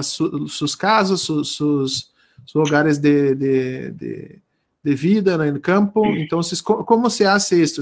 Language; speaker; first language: Spanish; non-native, learner; Portuguese